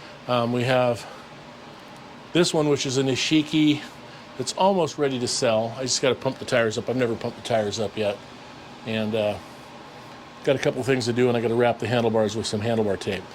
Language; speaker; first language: English; native; English